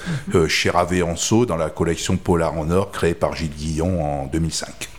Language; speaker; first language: French; native; French